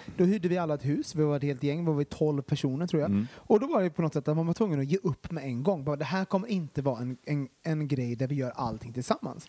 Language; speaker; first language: Swedish; native; Swedish